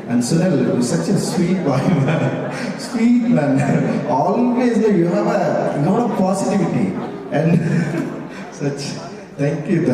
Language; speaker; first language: English; non-native, local second language; Tamil